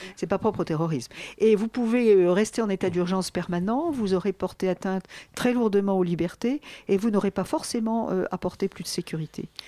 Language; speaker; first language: French; native; French